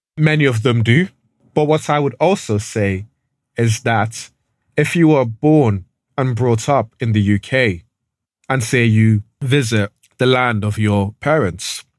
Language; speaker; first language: English; early bilingual, other home language; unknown